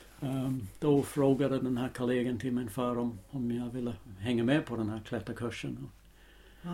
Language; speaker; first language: Swedish; non-native, fluent; English